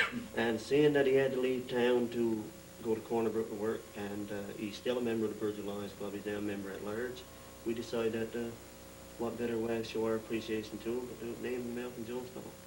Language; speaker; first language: English; native; English